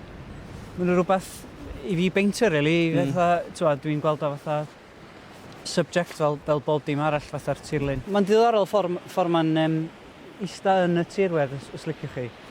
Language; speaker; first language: Welsh; native; Welsh